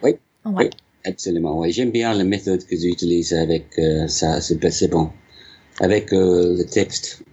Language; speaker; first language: French; non-native, learner; English